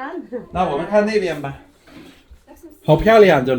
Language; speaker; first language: Chinese; non-native, fluent; English